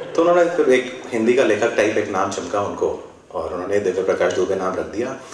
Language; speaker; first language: Hindi; native; Hindi